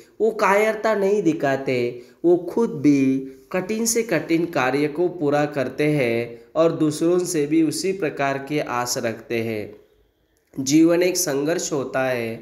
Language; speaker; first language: Hindi; native; Hindi